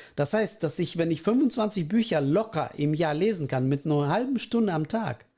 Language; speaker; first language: German; early bilingual, other home language; Russian